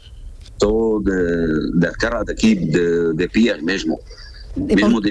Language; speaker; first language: Spanish; non-native, fluent; Portuguese